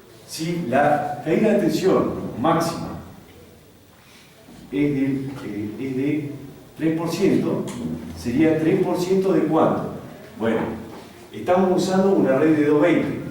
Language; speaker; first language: Spanish; native; Spanish